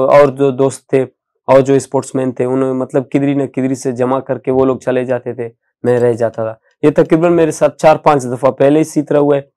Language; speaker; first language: Urdu; non-native, local second language; Baluchi